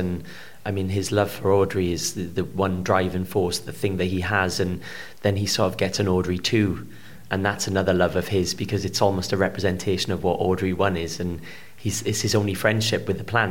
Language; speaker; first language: English; native; English